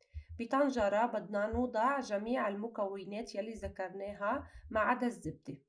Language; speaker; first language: Arabic; native; Arabic